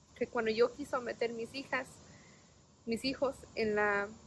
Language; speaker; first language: Spanish; non-native, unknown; English